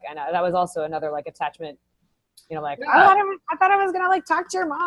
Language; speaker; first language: English; native; English